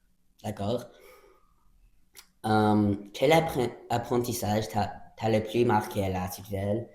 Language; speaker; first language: French; non-native, local second language; English